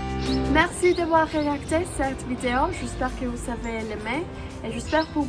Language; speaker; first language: French; non-native, learner; Spanish